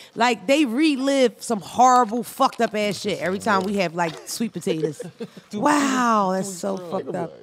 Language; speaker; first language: English; native; English